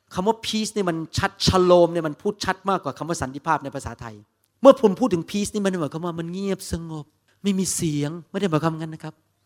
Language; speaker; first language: Thai; native; Thai